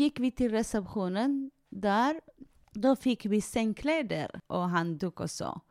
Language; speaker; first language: Swedish; non-native, fluent; Tigrinya